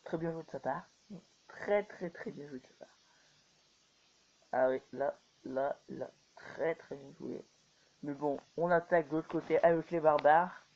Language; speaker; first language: French; native; French